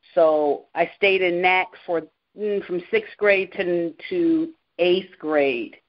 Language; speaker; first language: English; native; English